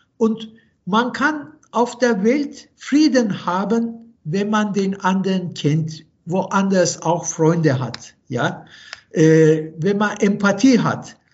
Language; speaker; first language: German; non-native, fluent; Turkish